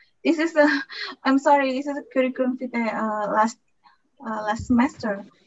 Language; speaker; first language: English; non-native, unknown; Sundanese